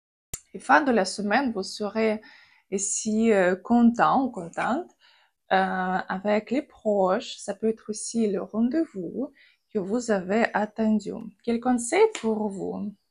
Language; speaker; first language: French; non-native, fluent; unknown